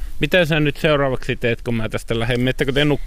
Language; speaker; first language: Finnish; native; Finnish